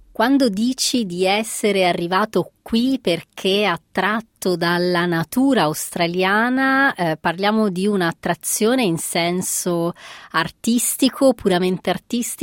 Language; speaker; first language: Italian; native; Italian